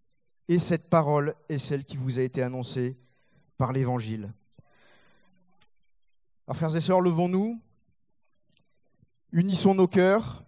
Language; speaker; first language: French; native; French